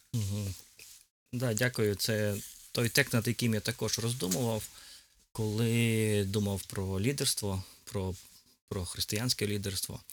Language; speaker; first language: Ukrainian; native; Ukrainian